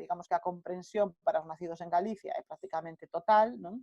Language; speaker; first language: Galician; non-native, local second language; Spanish